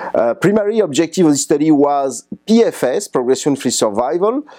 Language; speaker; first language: English; non-native, fluent; French